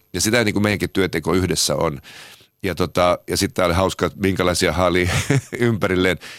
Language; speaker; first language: Finnish; native; Finnish